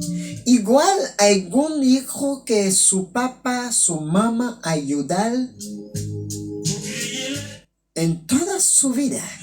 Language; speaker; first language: Spanish; non-native, local second language; Haitian Creole